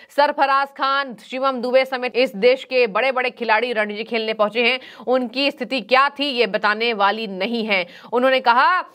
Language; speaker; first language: Hindi; native; Hindi